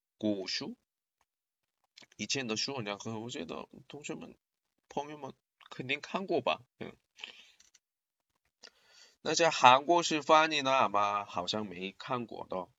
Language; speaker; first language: Chinese; non-native, learner; Korean